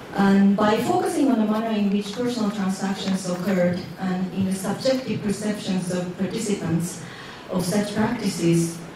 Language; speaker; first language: English; non-native, fluent; Japanese